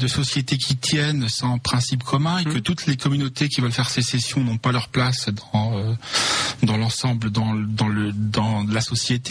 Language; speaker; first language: French; native; French